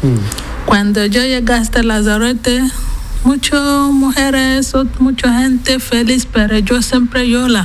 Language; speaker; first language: Spanish; non-native, learner; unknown